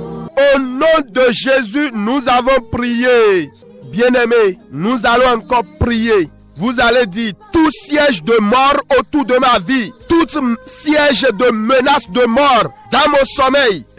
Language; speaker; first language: French; non-native, local second language; Fon